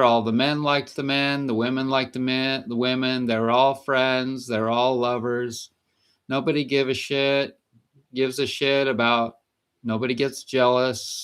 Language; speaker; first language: English; native; English